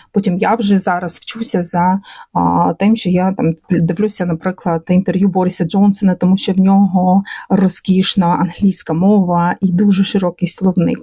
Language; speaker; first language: Ukrainian; non-native, local second language; Russian